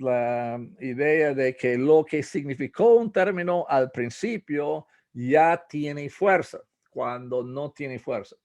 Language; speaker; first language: Spanish; non-native, fluent; English